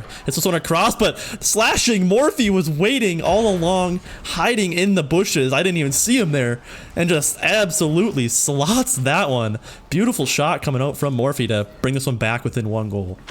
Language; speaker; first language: English; native; English